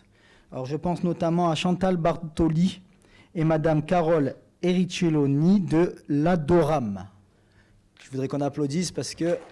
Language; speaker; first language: French; native; French